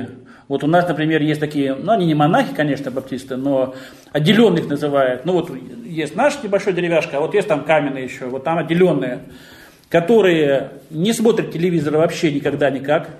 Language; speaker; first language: Russian; native; Russian